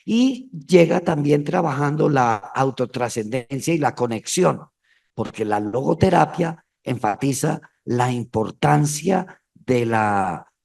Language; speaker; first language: Spanish; native; Spanish